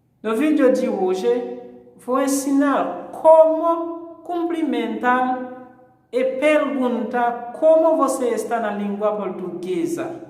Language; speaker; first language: Portuguese; non-native, fluent; Haitian Creole